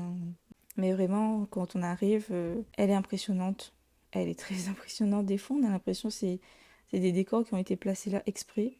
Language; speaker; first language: French; native; French